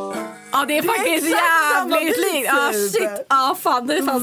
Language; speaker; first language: Swedish; native; Swedish